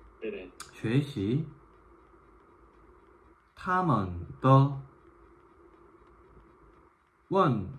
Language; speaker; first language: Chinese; non-native, learner; Korean